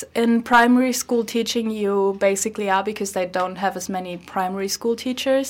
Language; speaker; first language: English; non-native, fluent; German